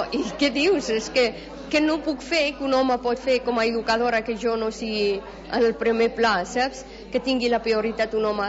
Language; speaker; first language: Catalan; non-native, fluent; Persian